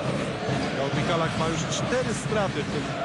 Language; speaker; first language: Polish; native; Polish